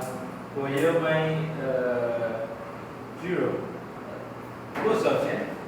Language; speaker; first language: Chinese; non-native, learner; Indonesian